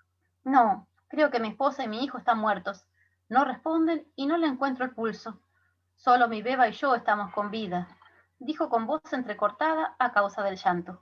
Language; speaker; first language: Spanish; native; Spanish